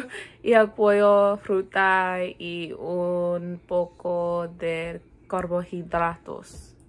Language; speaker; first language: Spanish; non-native, learner; English